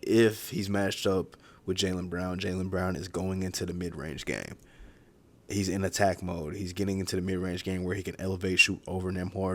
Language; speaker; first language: English; native; English